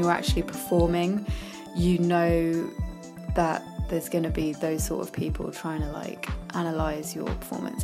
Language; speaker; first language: English; native; English